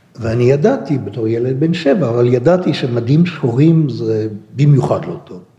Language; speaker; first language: Hebrew; early bilingual, other home language; French